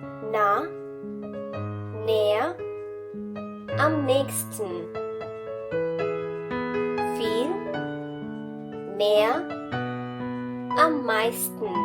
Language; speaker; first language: German; non-native, fluent; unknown